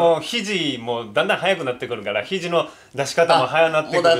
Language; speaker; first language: Japanese; native; Japanese